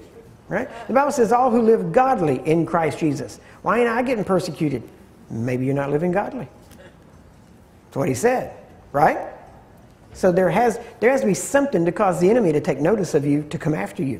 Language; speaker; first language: English; native; English